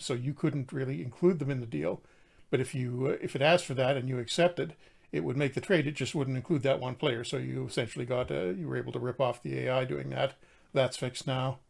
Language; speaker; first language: English; native; English